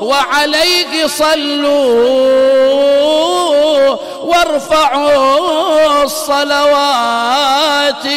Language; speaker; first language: Arabic; native; Arabic